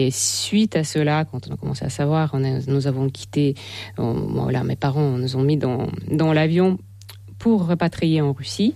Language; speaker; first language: French; non-native, fluent; Russian